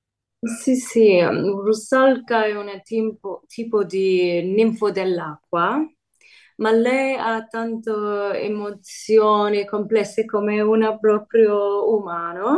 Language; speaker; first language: Italian; early bilingual, heritage; English